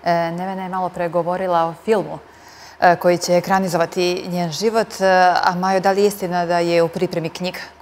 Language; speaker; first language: Serbian; native; Serbian